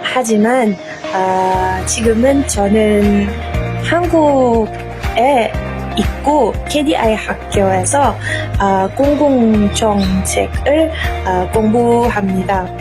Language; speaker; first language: Korean; non-native, learner; Malay